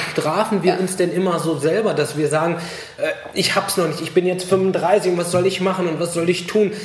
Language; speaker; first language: German; early bilingual, other home language; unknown